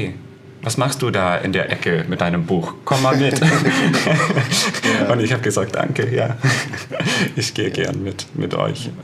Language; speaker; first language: German; non-native, fluent; English